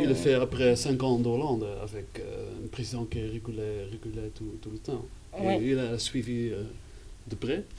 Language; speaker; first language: French; non-native, fluent; Dutch